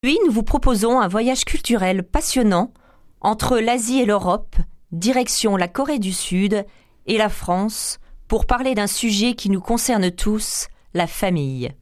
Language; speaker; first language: French; non-native, local second language; Korean